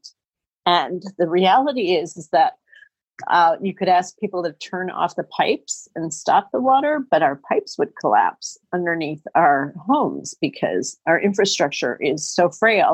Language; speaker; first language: English; native; English